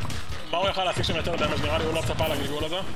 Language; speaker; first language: Hebrew; native; Hebrew